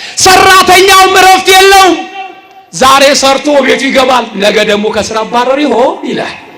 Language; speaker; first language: Amharic; native; Amharic